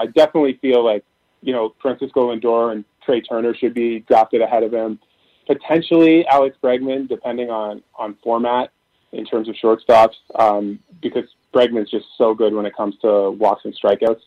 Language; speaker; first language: English; native; English